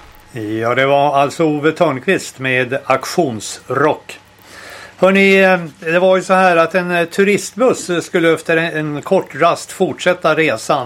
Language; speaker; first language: Swedish; native; Swedish